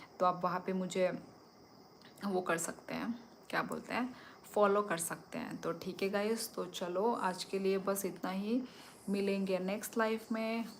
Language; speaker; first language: Hindi; non-native, local second language; Kok Borok